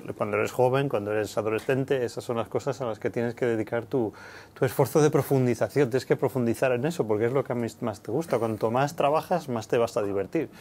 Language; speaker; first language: Spanish; native; Spanish